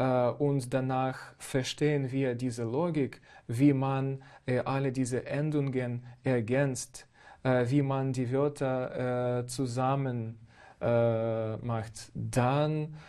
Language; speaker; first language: German; non-native, fluent; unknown